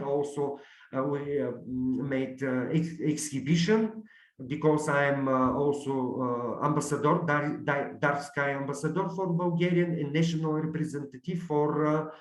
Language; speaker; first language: English; non-native, learner; Bulgarian